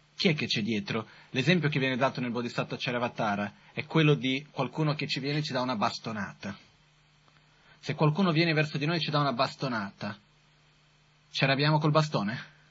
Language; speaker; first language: Italian; non-native, fluent; Portuguese